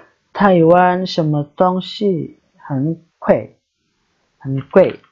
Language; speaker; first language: Chinese; non-native, learner; Indonesian